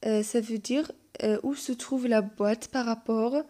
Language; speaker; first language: French; non-native, local second language; Arabic